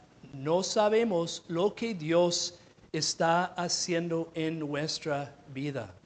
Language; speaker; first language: Spanish; non-native, fluent; English